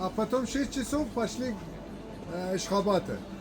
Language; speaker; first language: Russian; non-native, learner; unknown